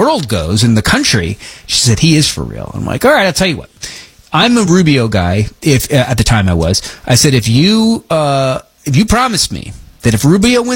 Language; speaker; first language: English; native; English